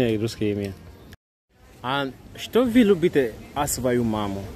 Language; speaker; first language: Russian; non-native, learner; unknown